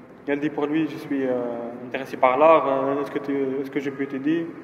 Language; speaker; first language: French; non-native, learner; Arabic